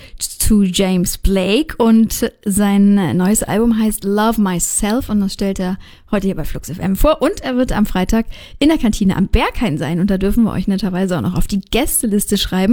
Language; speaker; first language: German; native; German